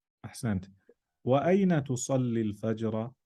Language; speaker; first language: Arabic; non-native, fluent; English